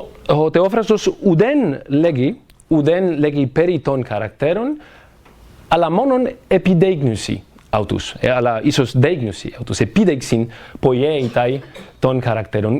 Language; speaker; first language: Greek; non-native, fluent; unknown